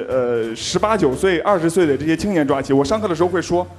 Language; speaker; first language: Chinese; native; Chinese